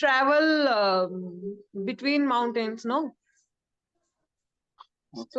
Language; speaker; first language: English; non-native, learner; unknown